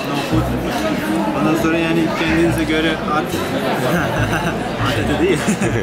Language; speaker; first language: Turkish; non-native, learner; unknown